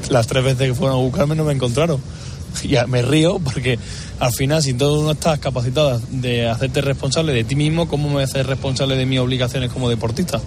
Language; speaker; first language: Spanish; native; Spanish